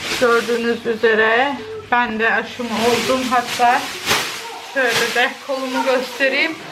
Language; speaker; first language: Turkish; early bilingual, heritage; Turkish